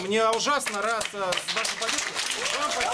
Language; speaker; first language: Russian; native; Russian